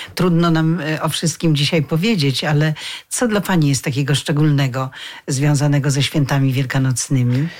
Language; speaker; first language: Polish; native; Polish